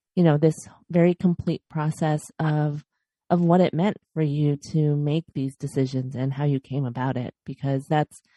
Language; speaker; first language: English; early bilingual, other home language; Filipino